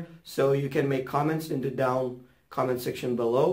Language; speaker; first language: English; non-native, fluent; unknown